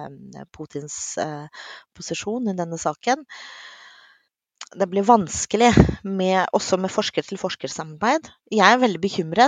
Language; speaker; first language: Norwegian; non-native, fluent; Russian